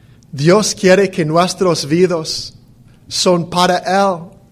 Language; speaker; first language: Spanish; non-native, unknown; English